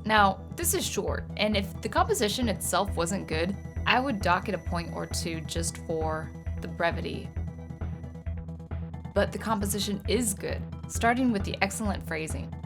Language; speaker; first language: English; native; English